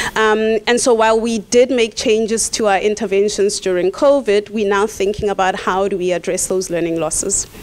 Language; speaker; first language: English; non-native, local second language; Tswana